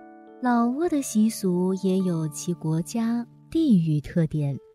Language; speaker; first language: Chinese; native; Chinese